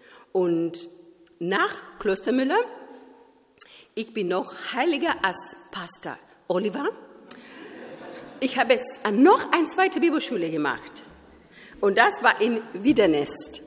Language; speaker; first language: German; non-native, fluent; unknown